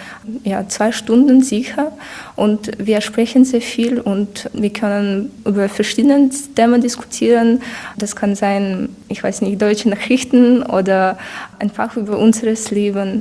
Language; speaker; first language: German; non-native, learner; Ukrainian